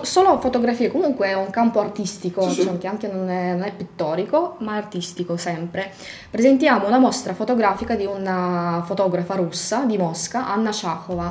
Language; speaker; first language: Italian; non-native, fluent; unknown